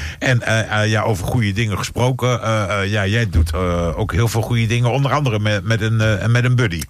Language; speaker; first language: Dutch; native; Dutch